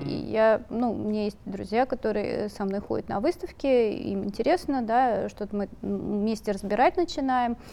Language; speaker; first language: Russian; native; Russian